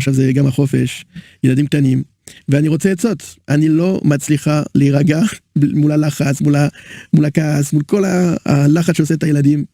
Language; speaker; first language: Hebrew; non-native, learner; French